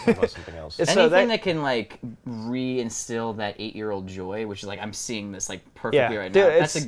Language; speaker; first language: English; native; English